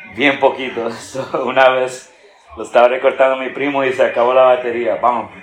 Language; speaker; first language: Spanish; early bilingual, heritage; Spanish